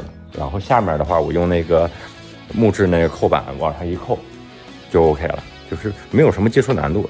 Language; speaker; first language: Chinese; native; Chinese